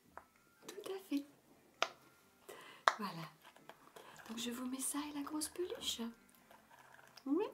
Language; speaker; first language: French; native; French